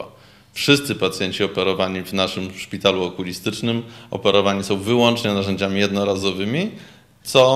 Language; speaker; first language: Polish; native; Polish